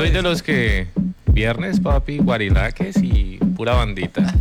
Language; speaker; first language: Spanish; native; Spanish